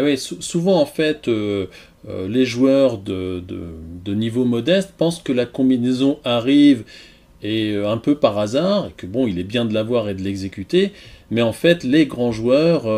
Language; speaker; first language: French; native; French